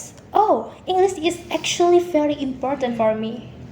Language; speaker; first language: English; non-native, learner; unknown